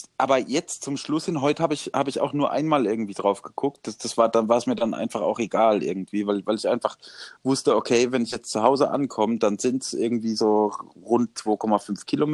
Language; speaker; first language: German; native; German